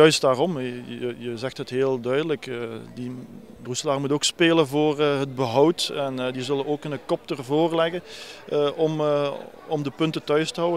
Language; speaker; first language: Dutch; native; Dutch